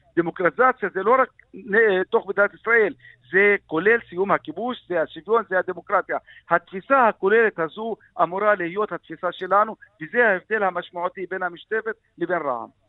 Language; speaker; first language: Hebrew; non-native, local second language; Arabic